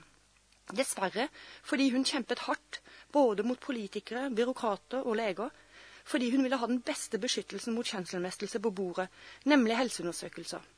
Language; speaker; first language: Norwegian; native; Norwegian